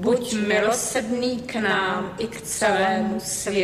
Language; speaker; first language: Czech; native; Czech